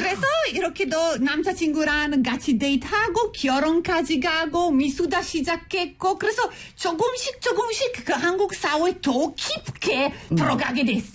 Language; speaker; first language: Korean; non-native, fluent; Italian